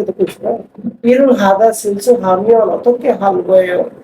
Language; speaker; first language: Korean; non-native, fluent; Bangla